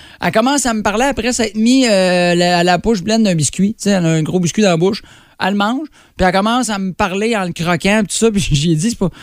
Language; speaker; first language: French; native; French